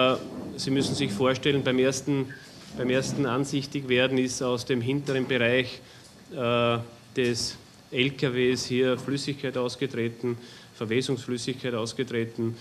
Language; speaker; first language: German; native; German